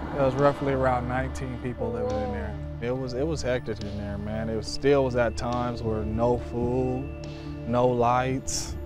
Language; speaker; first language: English; native; English